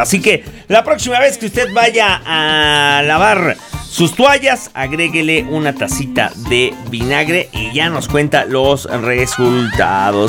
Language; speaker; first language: Spanish; native; Spanish